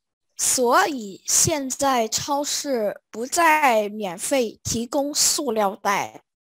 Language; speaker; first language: Chinese; non-native, fluent; Vietnamese